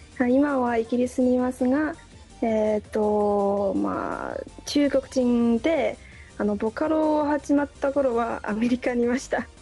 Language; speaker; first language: Japanese; non-native, fluent; Chinese